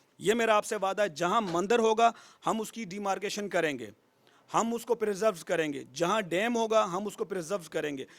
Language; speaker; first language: Urdu; non-native, local second language; Sindhi